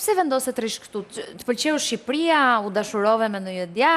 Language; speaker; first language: Albanian; native; Albanian